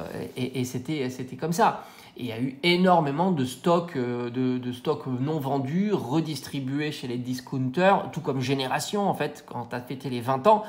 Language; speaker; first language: French; native; French